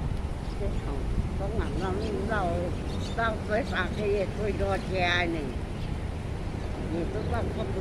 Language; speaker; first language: Chinese; native; Chinese